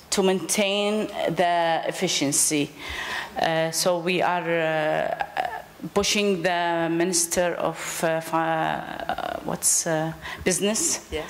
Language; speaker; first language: English; non-native, learner; Arabic